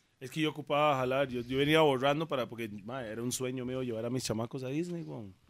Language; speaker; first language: Spanish; early bilingual, other home language; English